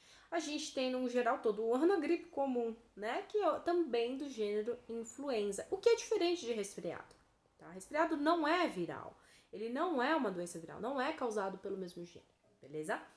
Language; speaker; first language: Portuguese; native; Portuguese